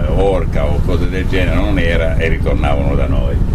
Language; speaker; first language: Italian; native; Italian